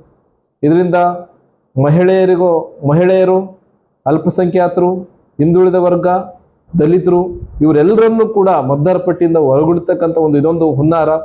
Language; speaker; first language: Kannada; native; Kannada